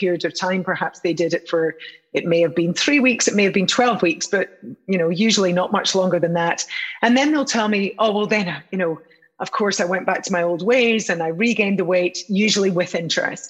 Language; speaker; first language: English; native; English